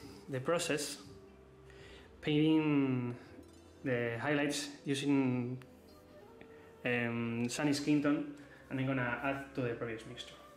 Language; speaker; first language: English; non-native, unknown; Spanish